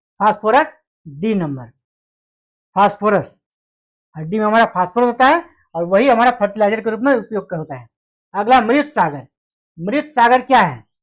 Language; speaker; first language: Hindi; native; Hindi